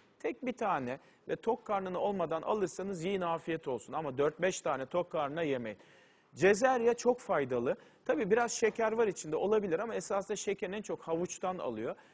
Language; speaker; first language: Turkish; native; Turkish